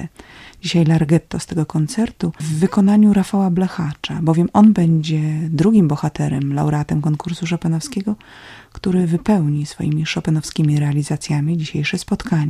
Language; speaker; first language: Polish; native; Polish